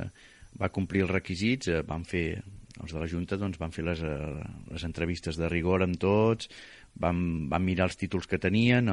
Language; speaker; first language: Catalan; native; Catalan